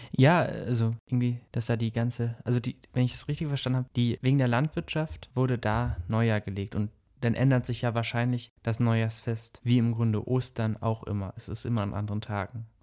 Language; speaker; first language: German; native; German